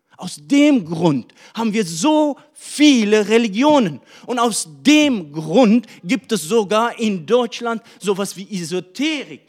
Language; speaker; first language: German; non-native, fluent; Arabic